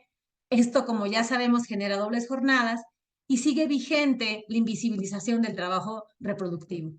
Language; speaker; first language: Spanish; native; Spanish